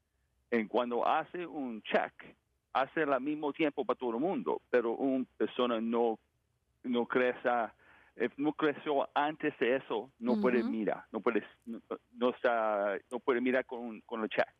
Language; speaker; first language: Spanish; non-native, learner; English